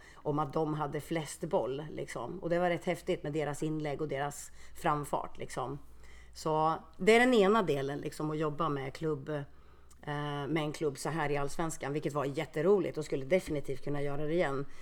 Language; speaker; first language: Swedish; early bilingual, other home language; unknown